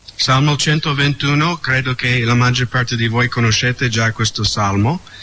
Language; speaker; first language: Italian; non-native, fluent; English